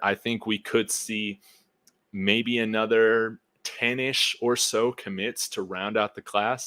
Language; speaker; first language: English; native; English